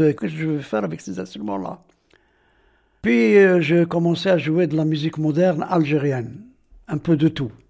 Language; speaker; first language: French; non-native, local second language; Arabic